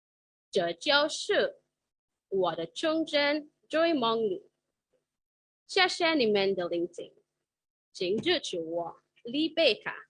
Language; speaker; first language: Chinese; non-native, learner; English